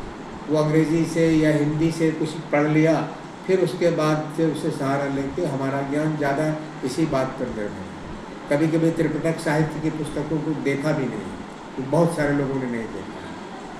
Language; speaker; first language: Hindi; native; Hindi